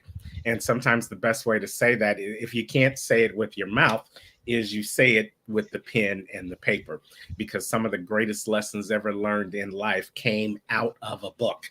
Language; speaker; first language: English; native; English